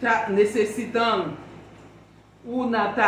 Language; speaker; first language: Spanish; non-native, learner; Haitian Creole